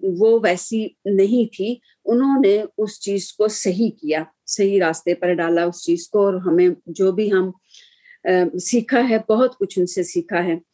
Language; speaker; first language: Urdu; native; Urdu